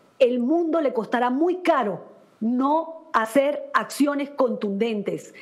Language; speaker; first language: Spanish; native; Spanish